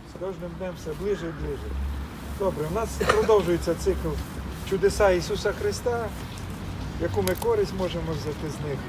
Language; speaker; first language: Ukrainian; non-native, local second language; Russian